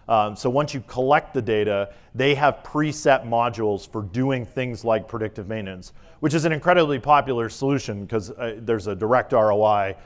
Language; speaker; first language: English; native; English